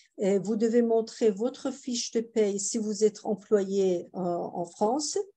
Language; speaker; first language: French; non-native, fluent; Persian